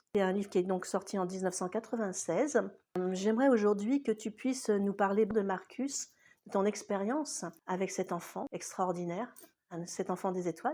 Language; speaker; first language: French; native; French